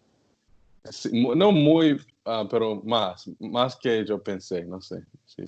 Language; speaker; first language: Spanish; non-native, learner; English